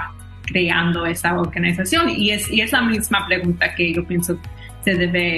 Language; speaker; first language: Spanish; early bilingual, heritage; Spanish